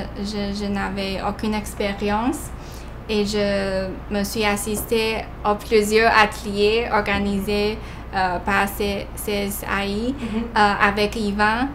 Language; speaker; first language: French; non-native, fluent; Chinese